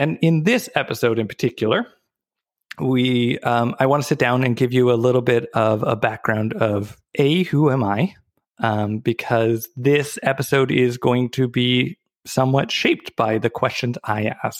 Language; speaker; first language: English; native; English